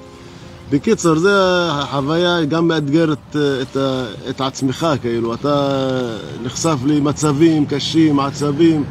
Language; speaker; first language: Hebrew; non-native, local second language; Arabic